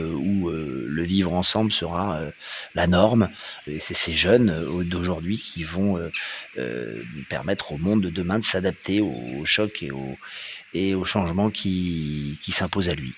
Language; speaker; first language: French; native; French